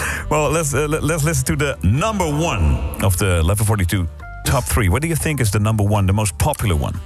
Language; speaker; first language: English; non-native, fluent; Dutch